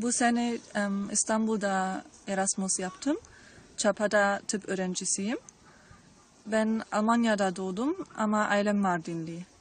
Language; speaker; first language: Turkish; early bilingual, heritage; Turkish